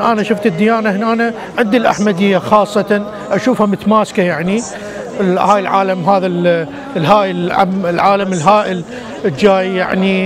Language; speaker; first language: Arabic; native; Arabic